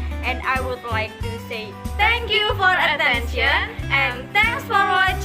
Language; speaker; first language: English; non-native, learner; Indonesian